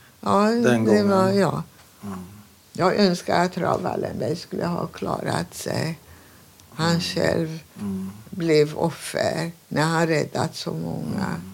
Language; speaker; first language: Swedish; non-native, fluent; Hungarian